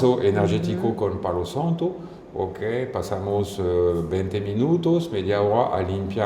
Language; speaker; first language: Spanish; non-native, fluent; French